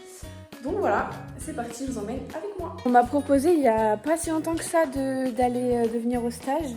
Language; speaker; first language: French; native; French